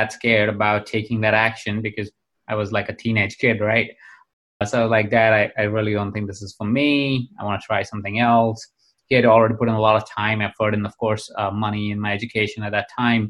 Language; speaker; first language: English; non-native, local second language; Hindi